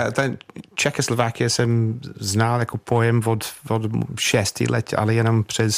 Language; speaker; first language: Czech; non-native, fluent; English